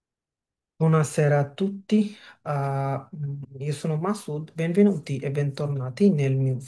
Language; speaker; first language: Italian; non-native, learner; Bangla